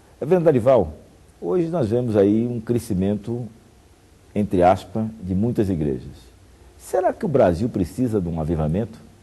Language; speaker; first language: Portuguese; native; Portuguese